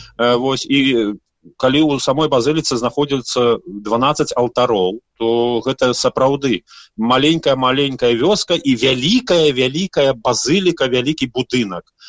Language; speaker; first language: Belarusian; native; Belarusian